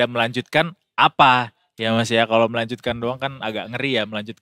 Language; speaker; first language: Indonesian; native; Indonesian